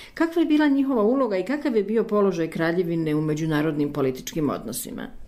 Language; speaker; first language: Serbian; native; Serbian